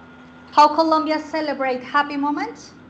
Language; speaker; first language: English; non-native, learner; Spanish